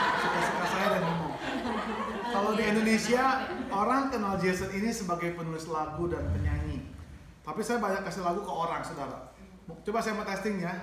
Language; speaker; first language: Indonesian; native; Indonesian